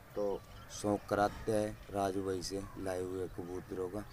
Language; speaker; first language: Hindi; native; Hindi